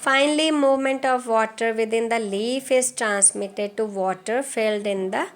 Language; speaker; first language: English; non-native, local second language; Punjabi